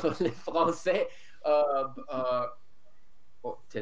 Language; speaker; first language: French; non-native, learner; English